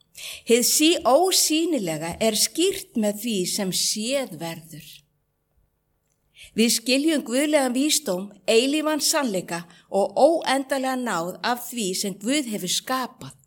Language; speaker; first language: Icelandic; native; Icelandic